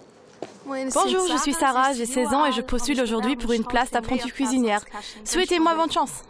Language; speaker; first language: French; non-native, local second language; Luxembourgish